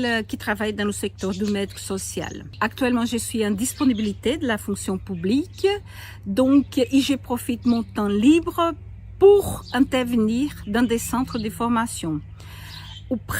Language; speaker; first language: French; non-native, fluent; Portuguese